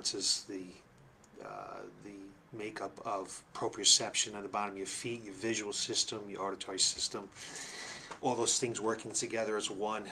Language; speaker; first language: English; native; English